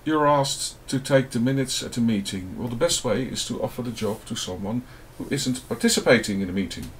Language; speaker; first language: English; non-native, fluent; Dutch